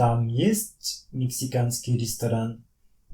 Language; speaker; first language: Russian; non-native, learner; French